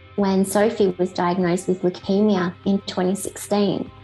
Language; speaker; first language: English; native; English